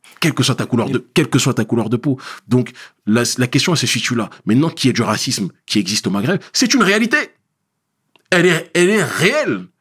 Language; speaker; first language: French; native; French